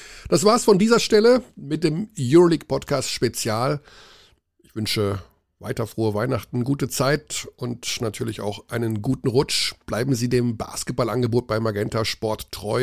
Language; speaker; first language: German; native; German